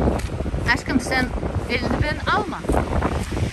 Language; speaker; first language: Turkish; non-native, learner; Russian